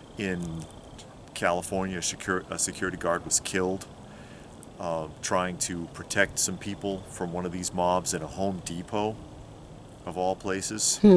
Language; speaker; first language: English; native; English